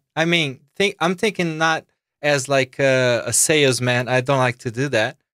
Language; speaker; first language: English; non-native, fluent; Portuguese